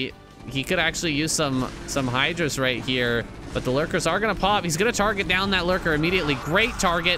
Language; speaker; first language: English; native; English